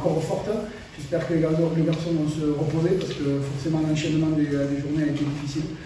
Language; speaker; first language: French; native; French